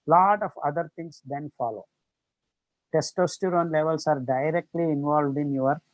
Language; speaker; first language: English; non-native, local second language; Kannada